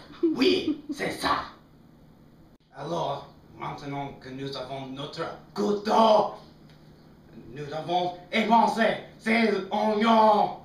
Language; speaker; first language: French; non-native, learner; English